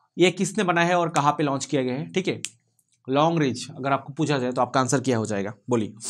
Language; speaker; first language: Hindi; non-native, local second language; Bangla